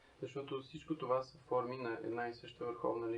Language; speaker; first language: Bulgarian; native; Bulgarian